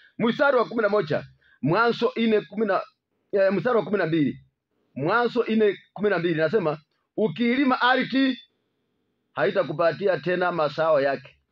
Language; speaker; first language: Swahili; non-native, local second language; Luyia